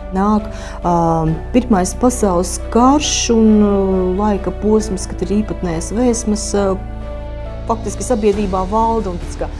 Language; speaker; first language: Latvian; native; Latvian